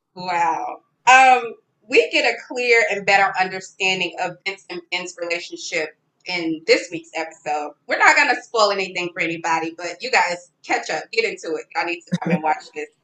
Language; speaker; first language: English; native; English